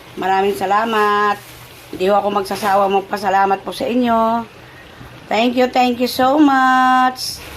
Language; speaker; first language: Filipino; native; Filipino